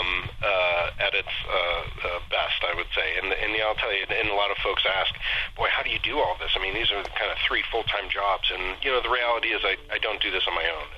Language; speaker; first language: English; native; English